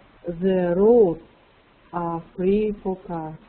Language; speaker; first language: English; non-native, learner; Russian